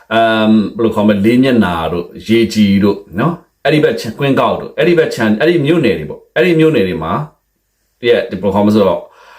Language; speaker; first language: Burmese; native; Burmese